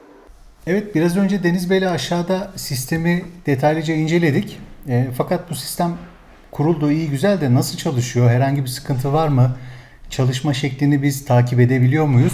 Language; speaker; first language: Turkish; native; Turkish